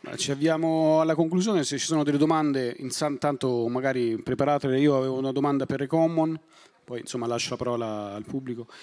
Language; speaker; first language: Italian; native; Italian